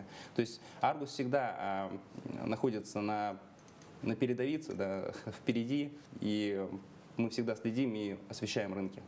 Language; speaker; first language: Russian; native; Russian